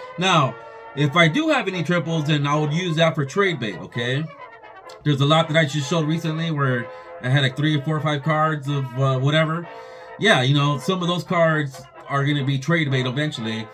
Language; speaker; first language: English; native; English